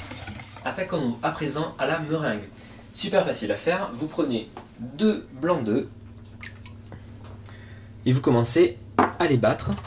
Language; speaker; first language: French; native; French